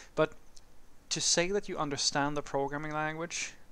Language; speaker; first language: English; non-native, fluent; Swedish